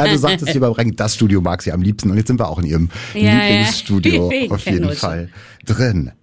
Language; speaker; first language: German; native; German